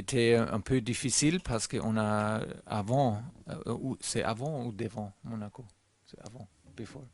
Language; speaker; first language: French; non-native, learner; German